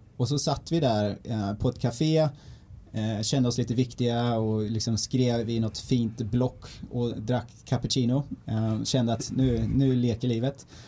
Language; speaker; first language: Swedish; native; Swedish